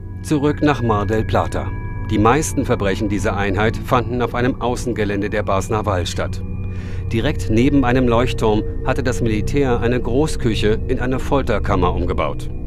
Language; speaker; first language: German; native; German